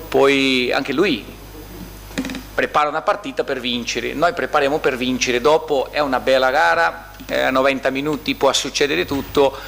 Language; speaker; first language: Italian; non-native, fluent; Portuguese